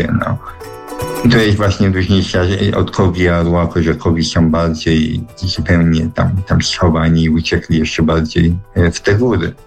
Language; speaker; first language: Polish; early bilingual, heritage; Polish